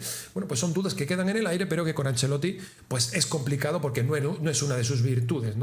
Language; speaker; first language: Spanish; native; Spanish